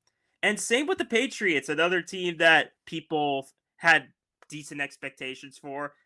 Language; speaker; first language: English; native; English